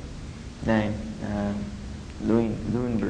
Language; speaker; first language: German; non-native, learner; English